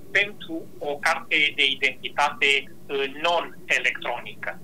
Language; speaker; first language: Romanian; native; Romanian